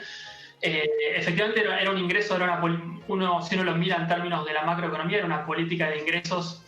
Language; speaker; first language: Spanish; native; Spanish